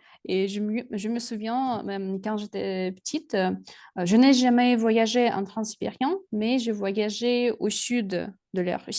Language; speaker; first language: French; non-native, fluent; Russian